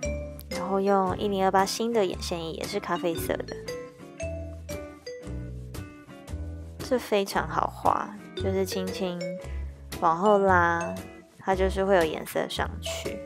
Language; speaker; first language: Chinese; native; Chinese